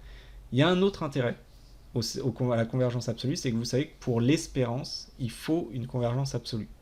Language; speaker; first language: French; native; French